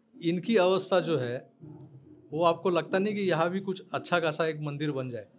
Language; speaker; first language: Hindi; non-native, local second language; Marathi